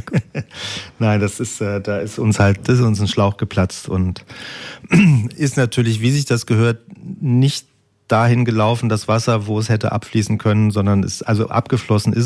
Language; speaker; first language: German; native; German